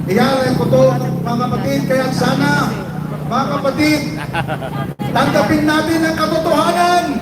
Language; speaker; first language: Filipino; non-native, local second language; Iloko